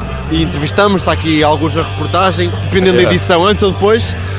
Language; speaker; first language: Portuguese; native; Portuguese